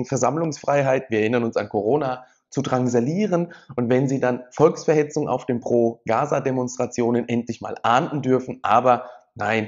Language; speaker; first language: German; native; German